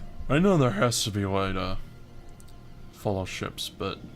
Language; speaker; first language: English; native; English